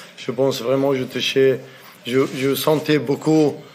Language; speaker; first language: French; non-native, learner; Arabic